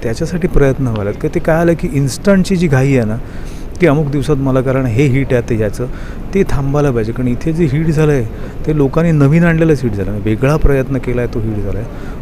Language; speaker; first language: Marathi; native; Marathi